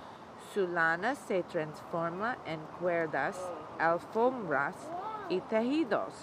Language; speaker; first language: Spanish; non-native, learner; English